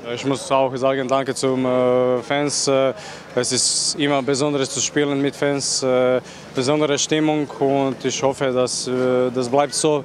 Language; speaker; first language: German; non-native, learner; Croatian